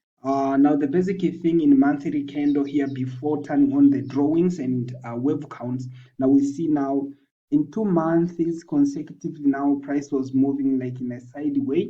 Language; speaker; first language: English; non-native, local second language; Swahili